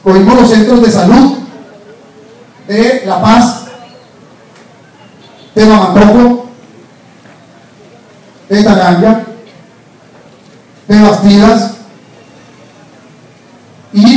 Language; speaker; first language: Spanish; native; Spanish